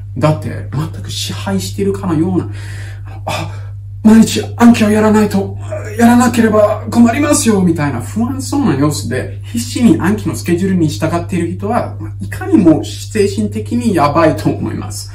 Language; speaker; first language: Japanese; non-native, fluent; English